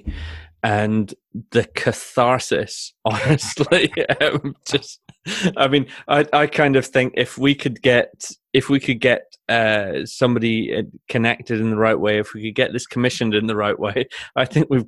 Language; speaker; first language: English; native; English